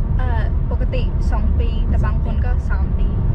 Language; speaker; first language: Thai; early bilingual, heritage; Thai